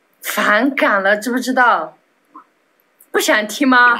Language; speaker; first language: Chinese; native; Chinese